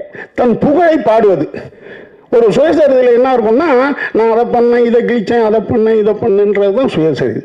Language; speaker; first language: Tamil; native; Tamil